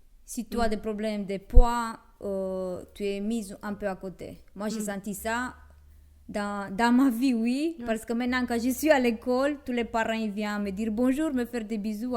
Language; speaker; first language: French; non-native, fluent; Romanian